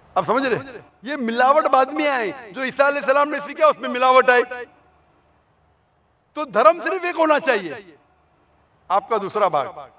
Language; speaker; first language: Hindi; non-native, local second language; Konkani